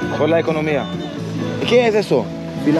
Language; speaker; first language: Spanish; non-native, learner; Swedish